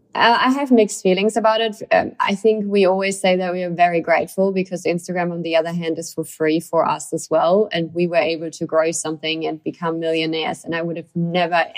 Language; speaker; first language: English; non-native, fluent; German